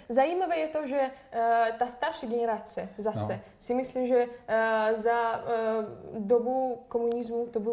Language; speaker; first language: Czech; non-native, fluent; Russian